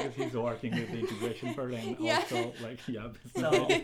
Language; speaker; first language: English; non-native, local second language; Bangla